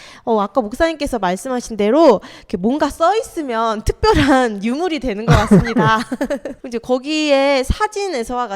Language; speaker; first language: Korean; native; Korean